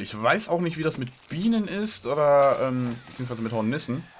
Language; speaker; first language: German; native; German